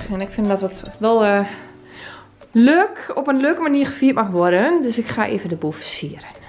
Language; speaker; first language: Dutch; native; Dutch